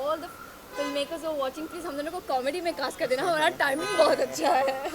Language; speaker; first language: Hindi; native; Hindi